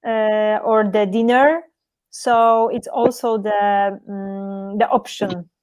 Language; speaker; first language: English; non-native, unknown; Polish